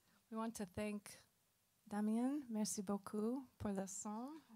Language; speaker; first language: French; non-native, learner; English